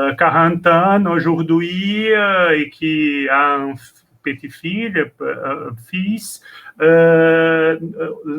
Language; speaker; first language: French; non-native, learner; Portuguese